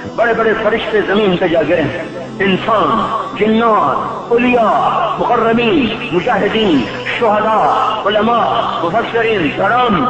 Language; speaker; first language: Urdu; non-native, local second language; Punjabi